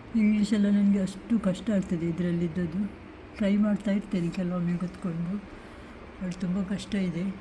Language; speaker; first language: Kannada; non-native, local second language; Konkani